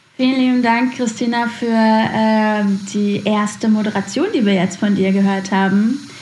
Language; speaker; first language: German; native; German